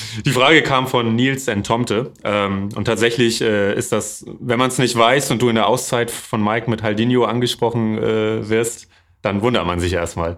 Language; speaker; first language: German; native; German